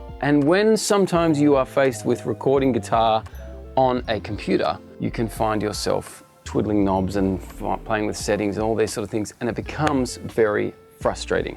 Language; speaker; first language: English; native; English